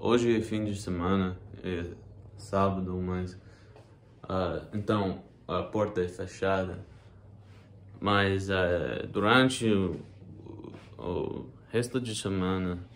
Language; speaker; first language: Portuguese; early bilingual, heritage; English